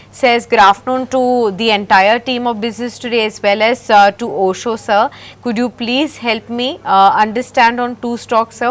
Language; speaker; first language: English; non-native, local second language; Hindi